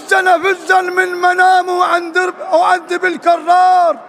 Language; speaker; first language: Arabic; native; Arabic